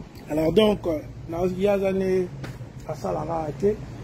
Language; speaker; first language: French; non-native, local second language; Lingala